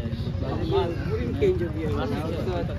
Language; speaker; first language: Persian; non-native, fluent; Bangla